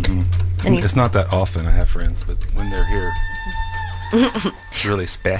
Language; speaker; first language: English; native; English